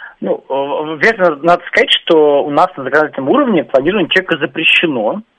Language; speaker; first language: Russian; native; Russian